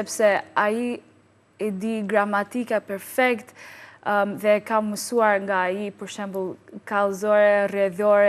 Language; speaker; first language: Albanian; non-native, learner; English